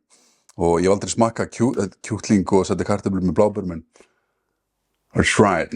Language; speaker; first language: Icelandic; native; Icelandic